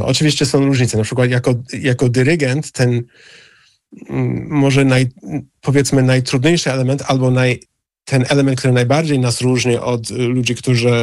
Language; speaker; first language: Polish; non-native, fluent; English